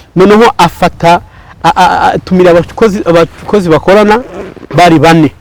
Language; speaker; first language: Kinyarwanda; early bilingual, heritage; Kinyarwanda